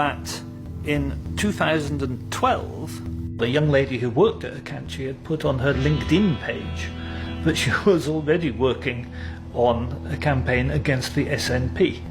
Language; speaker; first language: English; native; English